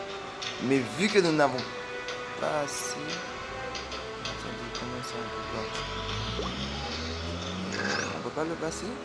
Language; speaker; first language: French; native; French